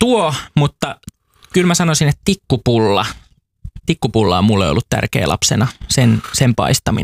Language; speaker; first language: Finnish; native; Finnish